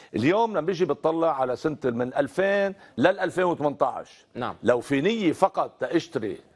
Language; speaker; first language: Arabic; native; Arabic